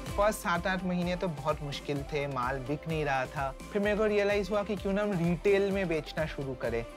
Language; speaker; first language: Hindi; non-native, local second language; Bangla